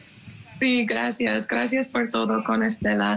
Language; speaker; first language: Spanish; non-native, learner; English